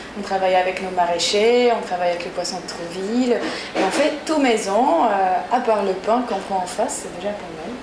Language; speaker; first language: French; non-native, fluent; Polish